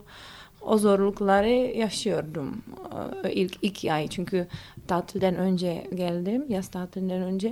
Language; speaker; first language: Turkish; non-native, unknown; Czech